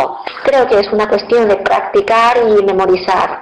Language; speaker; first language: Spanish; non-native, fluent; Chinese